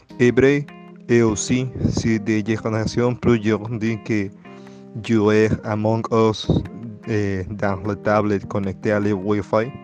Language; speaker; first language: French; non-native, learner; Spanish